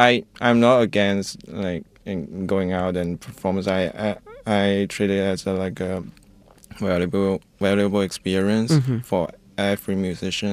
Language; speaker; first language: English; non-native, learner; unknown